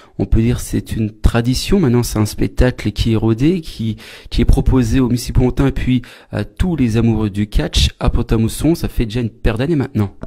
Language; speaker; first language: French; native; French